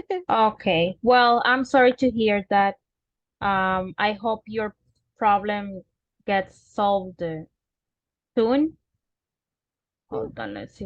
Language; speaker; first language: English; non-native, fluent; Spanish